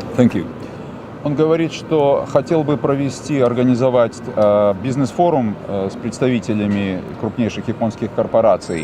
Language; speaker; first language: Russian; native; Russian